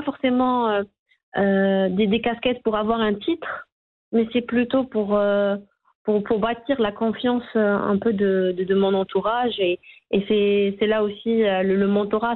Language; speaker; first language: French; non-native, local second language; Arabic